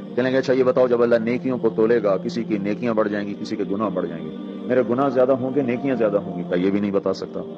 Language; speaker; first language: Urdu; non-native, local second language; Punjabi